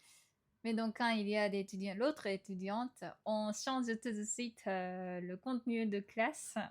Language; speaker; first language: French; non-native, fluent; Japanese